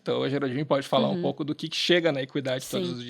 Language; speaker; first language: Portuguese; native; Portuguese